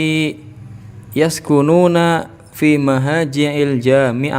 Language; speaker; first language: Arabic; non-native, learner; Indonesian